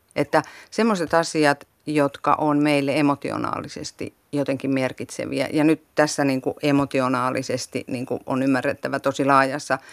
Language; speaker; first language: Finnish; native; Finnish